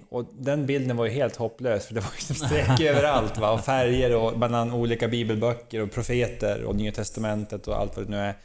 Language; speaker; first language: Swedish; native; Swedish